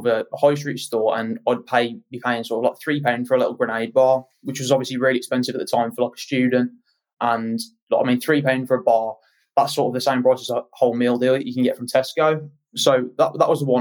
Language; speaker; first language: English; native; English